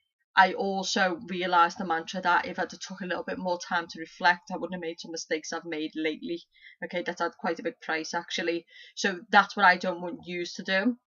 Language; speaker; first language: English; native; English